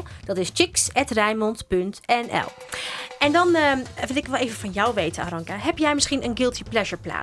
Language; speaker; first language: Dutch; native; Dutch